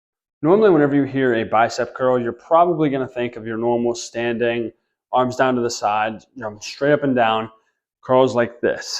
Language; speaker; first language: English; native; English